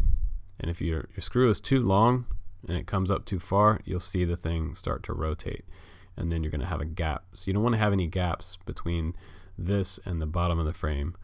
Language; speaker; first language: English; native; English